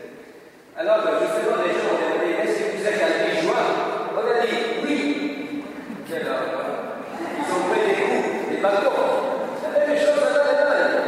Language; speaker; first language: French; non-native, learner; Italian